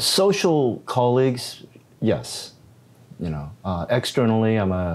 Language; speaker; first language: English; non-native, fluent; Korean